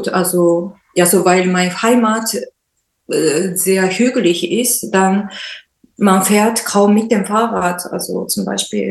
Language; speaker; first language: German; non-native, learner; Japanese